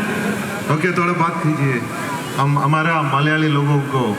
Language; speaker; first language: Hindi; non-native, local second language; Malayalam